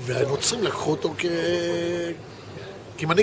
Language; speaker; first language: Hebrew; native; Hebrew